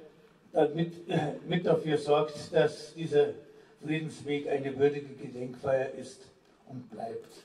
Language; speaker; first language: German; native; German